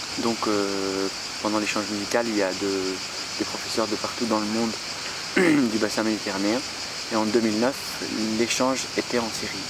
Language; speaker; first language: French; non-native, fluent; Arabic